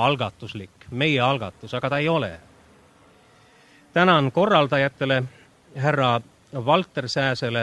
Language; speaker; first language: Estonian; early bilingual, heritage; Estonian